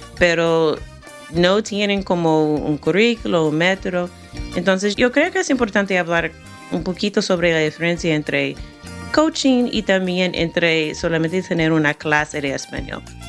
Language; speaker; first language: Spanish; non-native, fluent; English